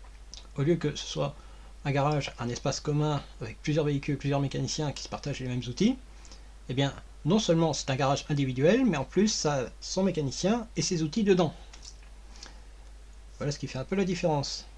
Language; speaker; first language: French; native; French